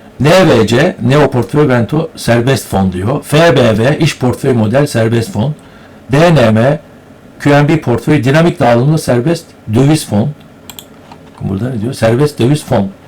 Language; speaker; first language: Turkish; native; Turkish